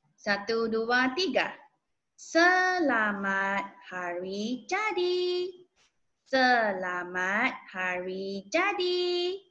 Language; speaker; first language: Malay; non-native, local second language; Chinese